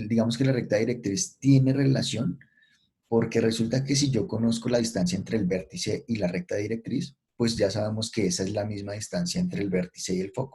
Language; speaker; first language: Spanish; native; Spanish